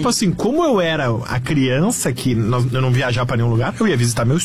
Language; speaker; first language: Portuguese; native; Portuguese